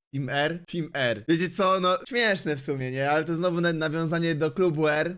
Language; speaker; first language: Polish; native; Polish